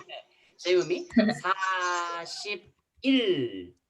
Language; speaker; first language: English; non-native, fluent; Korean